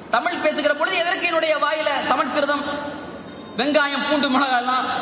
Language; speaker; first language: Tamil; early bilingual, heritage; Tamil